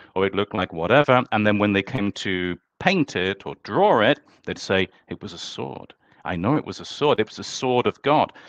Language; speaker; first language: English; native; English